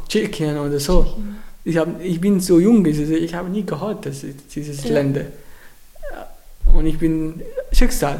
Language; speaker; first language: German; non-native, learner; Arabic